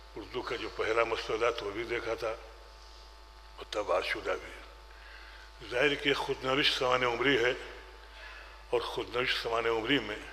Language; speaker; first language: Urdu; native; Urdu